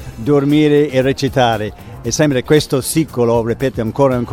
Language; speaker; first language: Italian; non-native, fluent; English